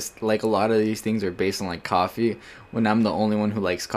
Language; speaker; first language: English; native; English